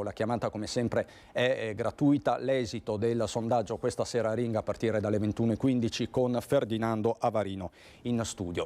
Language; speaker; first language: Italian; native; Italian